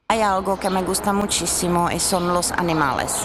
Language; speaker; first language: Spanish; non-native, fluent; Czech